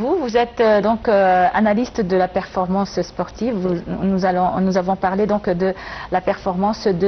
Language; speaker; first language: French; non-native, fluent; Arabic